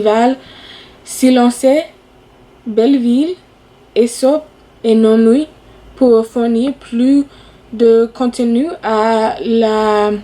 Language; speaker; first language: French; non-native, fluent; English